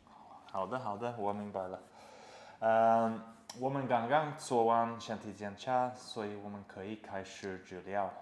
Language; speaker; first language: Chinese; non-native, fluent; English